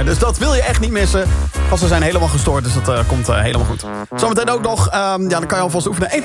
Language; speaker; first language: Dutch; native; Dutch